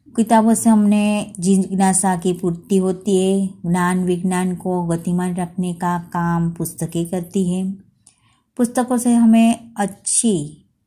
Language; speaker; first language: Hindi; non-native, local second language; Gujarati